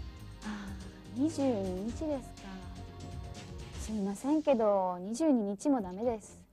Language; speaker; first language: Japanese; non-native, learner; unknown